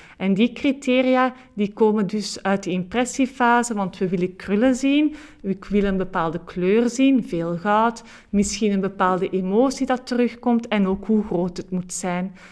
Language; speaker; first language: Dutch; native; Dutch